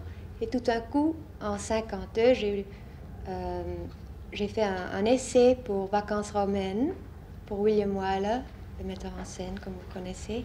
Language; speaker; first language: French; non-native, fluent; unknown